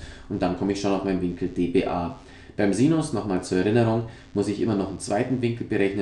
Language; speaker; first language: German; native; German